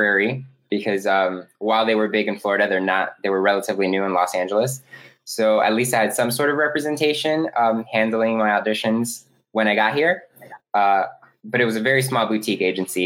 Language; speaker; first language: English; native; English